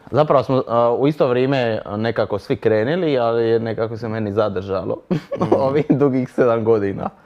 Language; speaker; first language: Croatian; native; Croatian